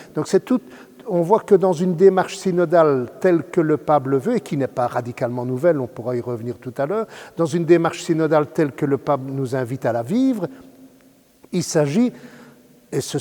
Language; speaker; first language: French; native; French